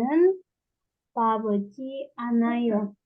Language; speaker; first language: Korean; non-native, learner; Indonesian